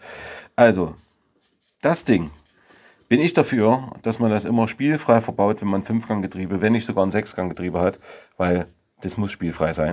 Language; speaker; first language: German; native; German